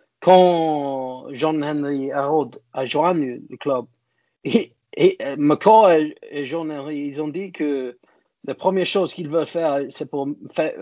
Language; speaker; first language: French; non-native, learner; English